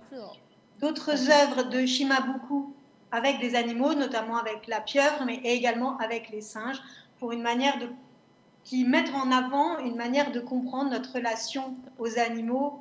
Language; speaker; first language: French; native; French